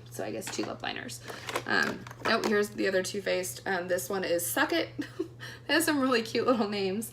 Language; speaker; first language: English; native; English